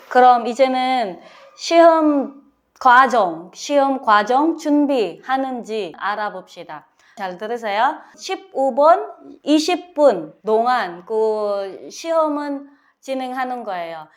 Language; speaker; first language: Korean; non-native, learner; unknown